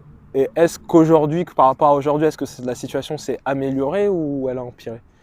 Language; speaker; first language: French; native; French